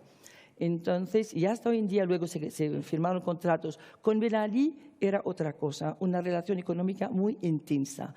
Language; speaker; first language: Spanish; non-native, fluent; Arabic